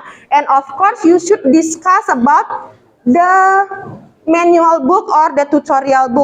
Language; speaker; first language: English; non-native, fluent; Indonesian